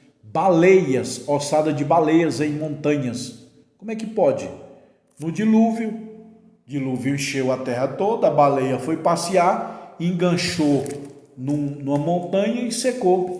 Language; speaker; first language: Portuguese; native; Portuguese